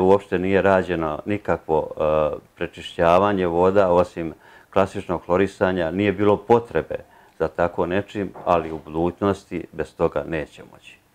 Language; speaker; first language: Serbian; native; Serbian